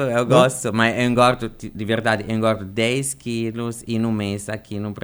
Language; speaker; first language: Portuguese; non-native, fluent; Italian